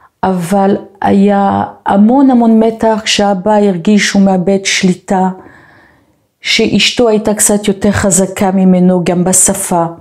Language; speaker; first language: Hebrew; non-native, fluent; French